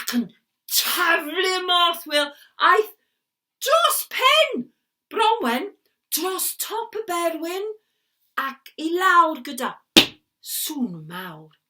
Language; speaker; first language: Welsh; non-native, learner; English